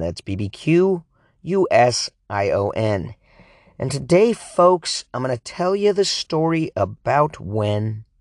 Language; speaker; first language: English; native; English